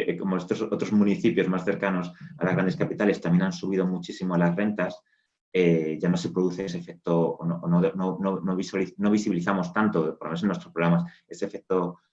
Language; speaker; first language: Spanish; native; Spanish